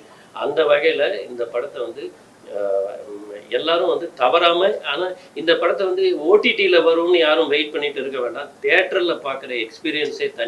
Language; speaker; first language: Tamil; native; Tamil